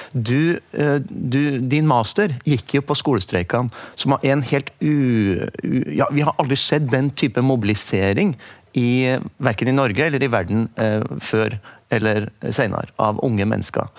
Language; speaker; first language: Norwegian; native; Norwegian